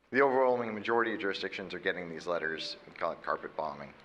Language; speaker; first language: English; native; English